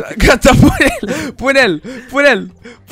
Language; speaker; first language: Romanian; native; Romanian